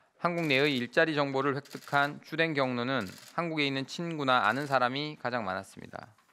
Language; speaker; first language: Korean; native; Korean